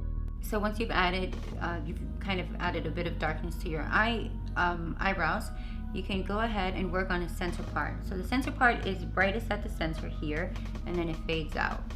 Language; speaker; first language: English; native; English